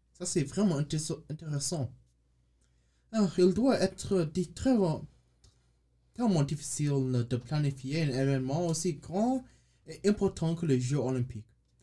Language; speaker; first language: French; non-native, learner; English